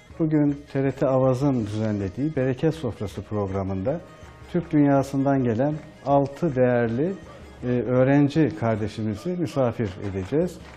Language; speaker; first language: Turkish; native; Turkish